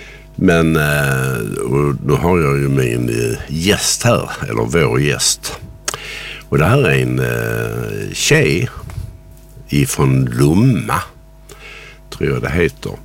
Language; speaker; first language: Swedish; native; Swedish